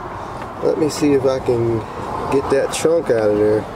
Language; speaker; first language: English; native; English